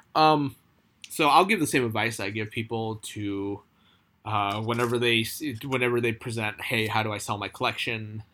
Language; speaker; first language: English; native; English